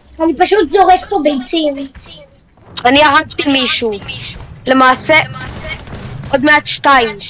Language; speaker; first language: Hebrew; native; Hebrew